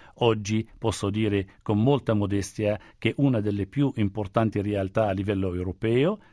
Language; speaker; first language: Italian; non-native, fluent; Arabic